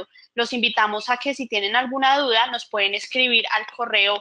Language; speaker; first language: Spanish; native; Spanish